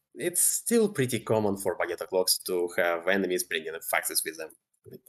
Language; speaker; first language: English; non-native, fluent; Russian